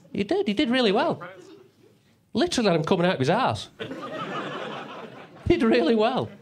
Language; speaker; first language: English; native; English